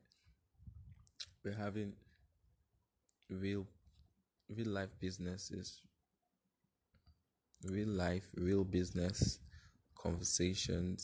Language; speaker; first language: English; non-native, local second language; Yoruba